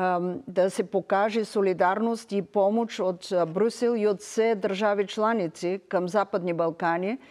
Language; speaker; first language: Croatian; non-native, learner; Bulgarian